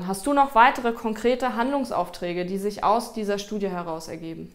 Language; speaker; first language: German; native; German